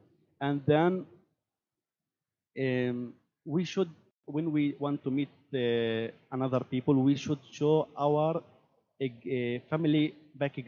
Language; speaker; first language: English; non-native, learner; Arabic